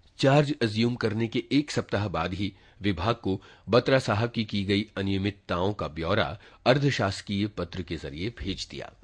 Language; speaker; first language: Hindi; native; Hindi